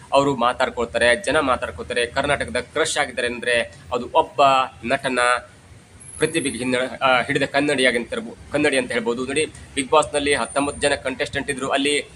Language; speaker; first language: Kannada; native; Kannada